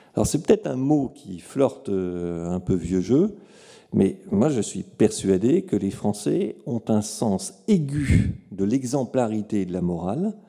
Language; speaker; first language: French; native; French